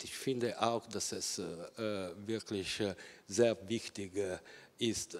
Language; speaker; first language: German; non-native, fluent; Italian